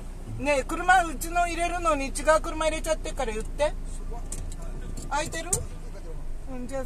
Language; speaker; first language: Japanese; native; Japanese